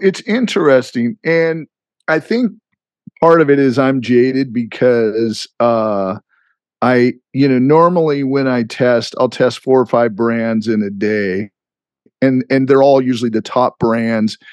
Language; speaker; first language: English; native; English